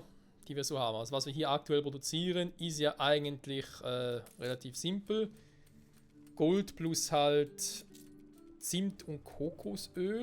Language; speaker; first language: German; native; German